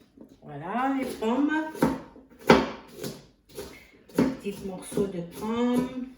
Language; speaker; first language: French; non-native, fluent; Arabic